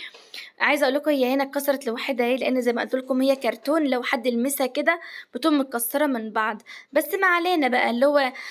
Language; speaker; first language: Arabic; native; Arabic